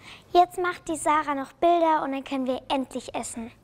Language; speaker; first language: German; native; German